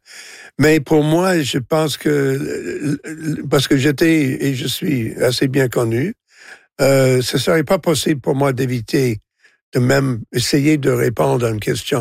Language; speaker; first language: French; non-native, local second language; English